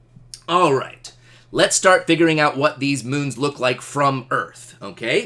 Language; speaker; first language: English; native; English